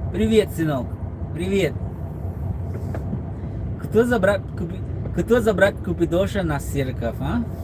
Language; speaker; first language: Russian; non-native, learner; English